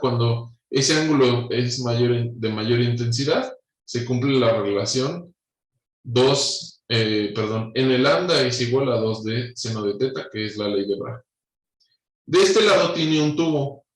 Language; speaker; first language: Spanish; native; Spanish